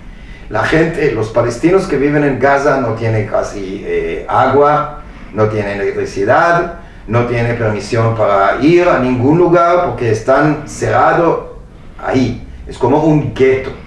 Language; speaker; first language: Spanish; non-native, fluent; Hebrew